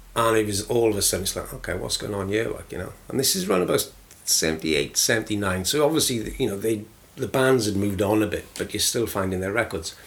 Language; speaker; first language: English; native; English